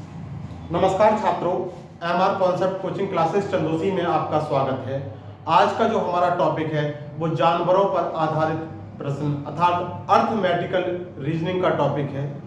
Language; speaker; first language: Hindi; native; Hindi